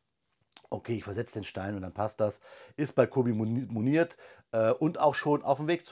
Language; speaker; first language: German; native; German